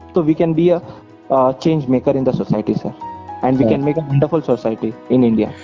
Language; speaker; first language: Hindi; non-native, local second language; Kannada